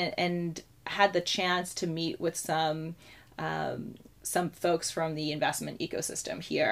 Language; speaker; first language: English; native; English